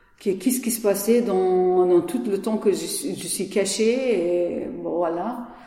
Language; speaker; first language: French; non-native, learner; Persian